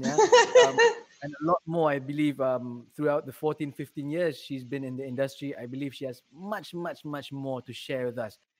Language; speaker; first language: English; non-native, local second language; Malay